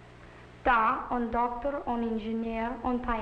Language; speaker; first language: Russian; non-native, learner; English